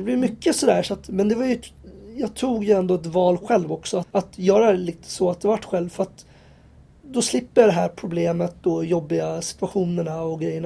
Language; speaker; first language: Swedish; native; Swedish